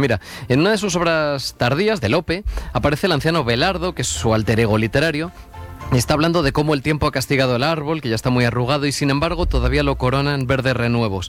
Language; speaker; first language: Spanish; native; Spanish